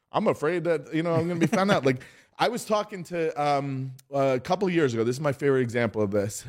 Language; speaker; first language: English; native; English